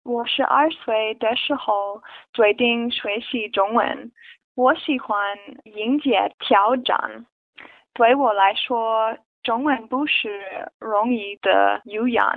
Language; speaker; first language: Chinese; non-native, learner; English